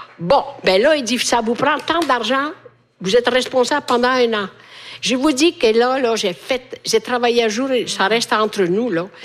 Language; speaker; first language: French; non-native, fluent; Italian